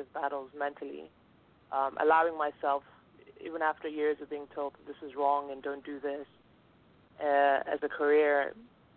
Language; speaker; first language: English; non-native, local second language; Yoruba